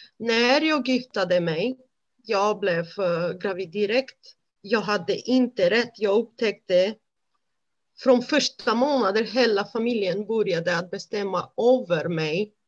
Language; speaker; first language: Swedish; non-native, fluent; Romany